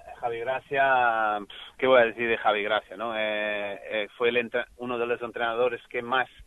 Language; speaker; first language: Spanish; non-native, fluent; Portuguese